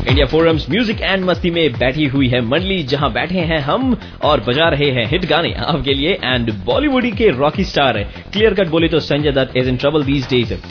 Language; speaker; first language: Hindi; native; Hindi